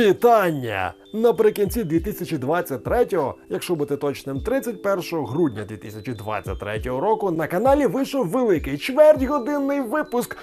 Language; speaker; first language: Ukrainian; native; Ukrainian